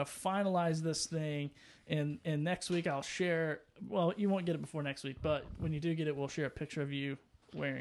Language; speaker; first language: English; native; English